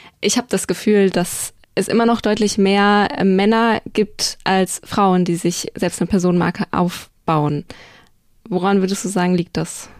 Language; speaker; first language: German; native; German